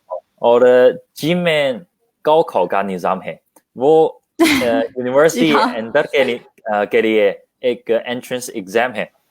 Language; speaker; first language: Hindi; non-native, learner; Chinese